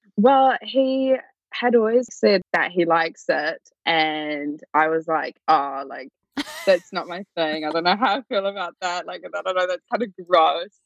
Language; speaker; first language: English; native; English